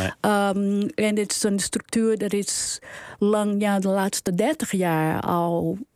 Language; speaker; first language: Dutch; non-native, fluent; Portuguese